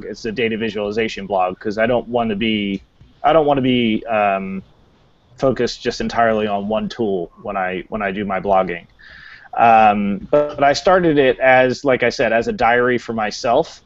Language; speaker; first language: English; native; English